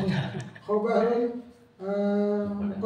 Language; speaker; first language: Arabic; non-native, learner; Indonesian